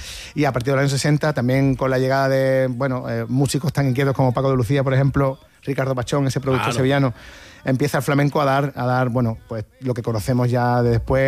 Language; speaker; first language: Spanish; native; Spanish